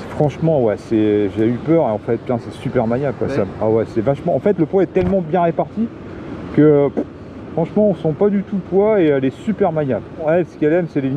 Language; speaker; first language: French; native; French